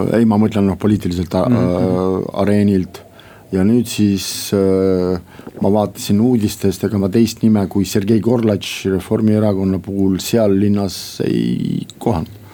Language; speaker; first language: Estonian; non-native, local second language; Russian